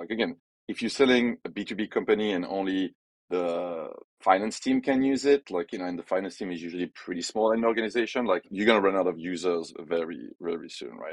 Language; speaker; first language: English; non-native, fluent; French